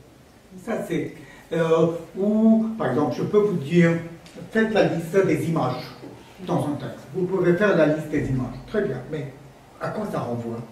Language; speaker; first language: French; non-native, fluent; Armenian